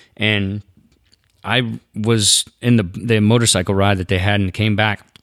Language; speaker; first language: English; native; English